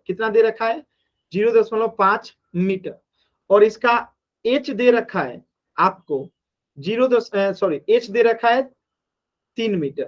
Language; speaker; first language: Hindi; native; Hindi